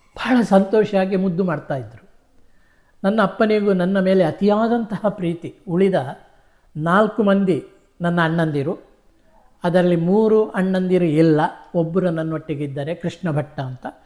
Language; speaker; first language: Kannada; native; Kannada